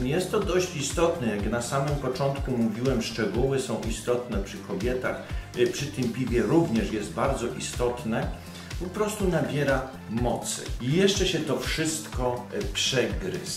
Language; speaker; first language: Polish; native; Polish